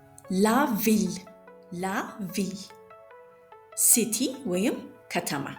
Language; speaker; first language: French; non-native, fluent; Amharic